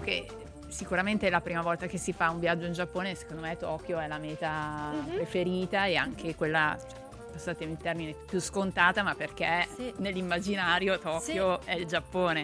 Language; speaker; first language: Italian; native; Italian